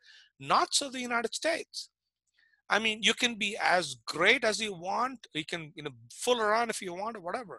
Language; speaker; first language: English; non-native, local second language; Tamil